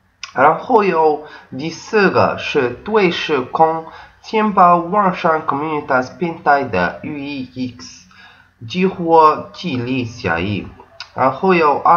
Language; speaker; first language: Chinese; non-native, learner; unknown